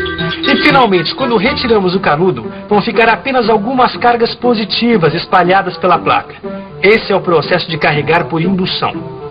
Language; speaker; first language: Portuguese; native; Portuguese